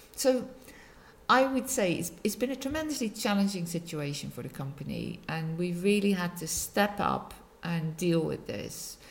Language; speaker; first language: English; non-native, fluent; Dutch